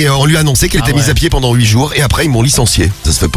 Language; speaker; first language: French; native; French